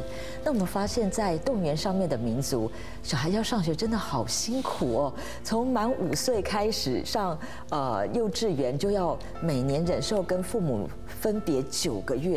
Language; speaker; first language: Chinese; native; Chinese